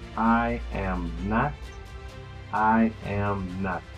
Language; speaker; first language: English; non-native, fluent; Spanish